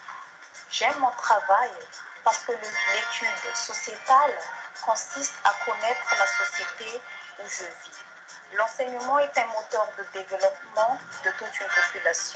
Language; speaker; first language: French; non-native, local second language; Malagasy